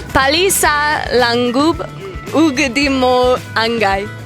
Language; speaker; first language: Cebuano; non-native, learner; English